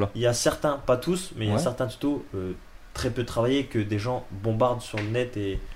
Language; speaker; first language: French; native; French